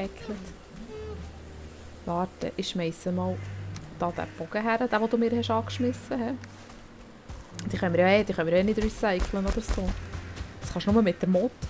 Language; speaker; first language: German; native; German